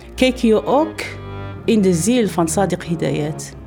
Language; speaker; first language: Dutch; non-native, fluent; Arabic